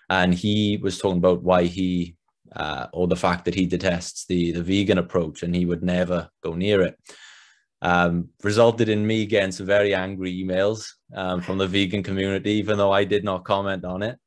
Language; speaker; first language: English; native; English